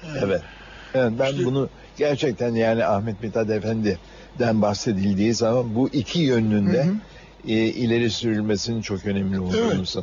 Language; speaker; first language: Turkish; native; Turkish